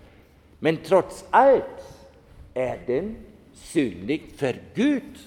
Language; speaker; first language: Swedish; non-native, fluent; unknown